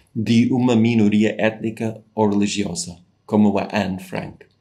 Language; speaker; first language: Portuguese; non-native, fluent; English